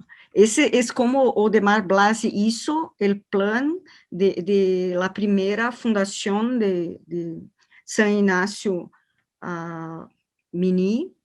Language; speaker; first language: Spanish; non-native, learner; Portuguese